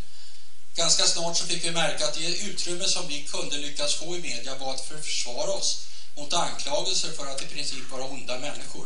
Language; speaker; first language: Swedish; native; Swedish